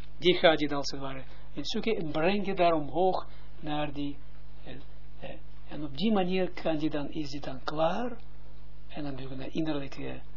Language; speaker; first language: Dutch; non-native, fluent; Hebrew